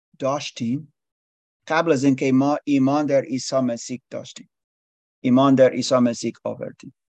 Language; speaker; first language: Persian; non-native, learner; English